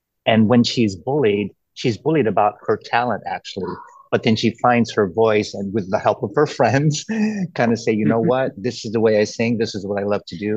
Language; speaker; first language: English; early bilingual, other home language; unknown